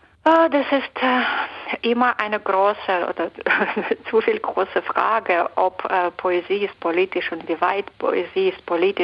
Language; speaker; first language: German; non-native, fluent; Belarusian